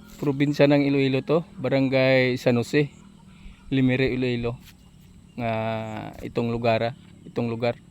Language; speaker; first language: Filipino; non-native, local second language; Hiligaynon